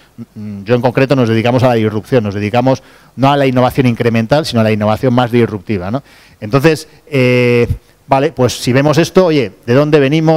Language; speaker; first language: Spanish; native; Spanish